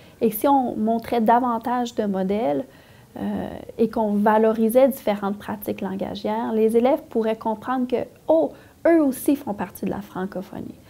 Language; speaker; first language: French; native; French